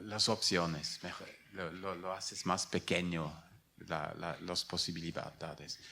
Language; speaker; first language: Spanish; non-native, fluent; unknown